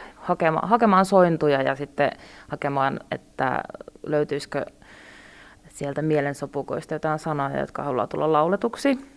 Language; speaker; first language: Finnish; early bilingual, other home language; Russian